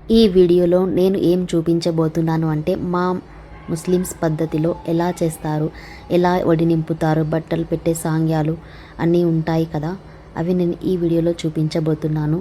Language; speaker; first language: Telugu; non-native, local second language; Urdu